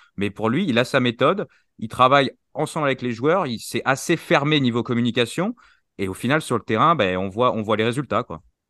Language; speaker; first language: French; native; French